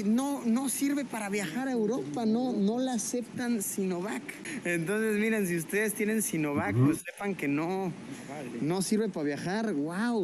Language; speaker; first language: Spanish; native; Spanish